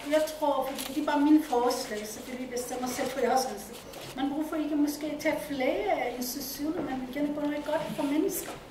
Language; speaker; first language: Danish; non-native, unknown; Persian